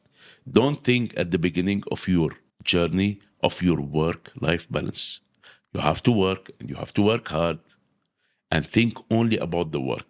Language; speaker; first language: English; non-native, local second language; Arabic